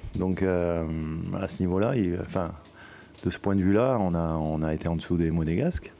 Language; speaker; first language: French; native; French